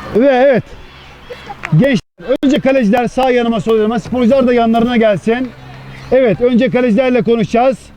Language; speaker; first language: Turkish; native; Turkish